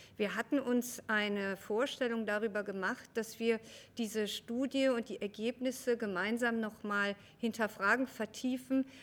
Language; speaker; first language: German; early bilingual, other home language; Persian